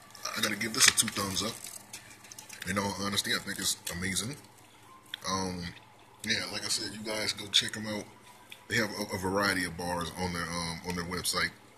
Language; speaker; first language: English; native; English